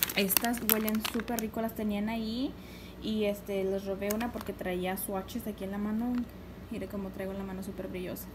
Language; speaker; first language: Spanish; early bilingual, heritage; Spanish